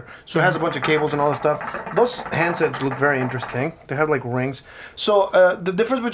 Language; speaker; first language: English; non-native, fluent; Spanish